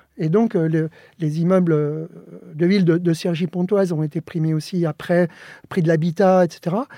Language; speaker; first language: French; early bilingual, other home language; Spanish